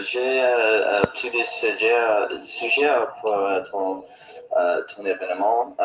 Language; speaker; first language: French; non-native, learner; English